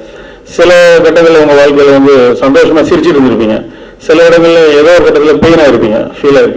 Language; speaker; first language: Tamil; native; Tamil